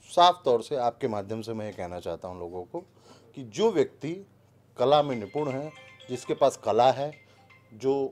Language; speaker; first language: Hindi; native; Hindi